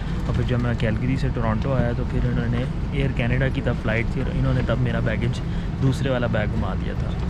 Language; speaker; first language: Urdu; native; Urdu